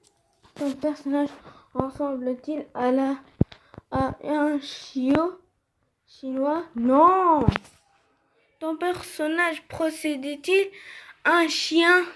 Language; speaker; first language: French; non-native, learner; Arabic